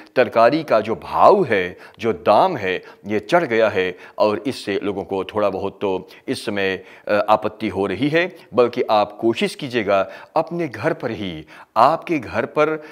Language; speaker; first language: Hindi; early bilingual, heritage; Hindi